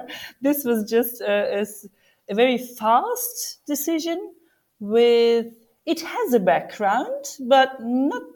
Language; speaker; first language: English; non-native, fluent; German